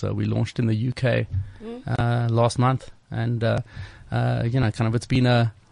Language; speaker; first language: English; native; English